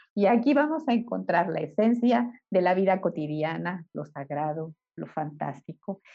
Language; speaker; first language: Spanish; native; Spanish